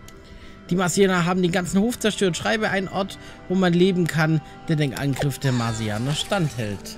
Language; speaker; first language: German; native; German